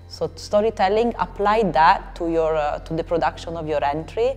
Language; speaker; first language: English; non-native, fluent; Italian